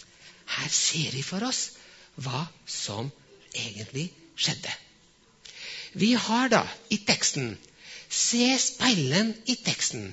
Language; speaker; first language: Norwegian; non-native, fluent; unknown